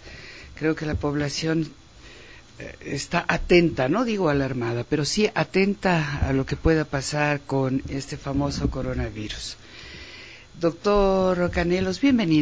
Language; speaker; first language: Spanish; native; Spanish